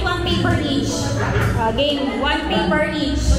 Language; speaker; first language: English; non-native, local second language; Filipino